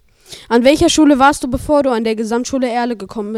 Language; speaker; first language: German; native; German